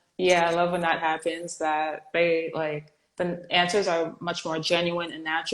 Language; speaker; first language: English; native; English